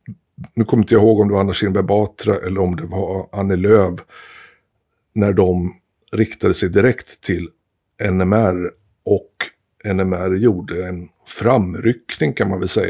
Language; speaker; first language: Swedish; native; Swedish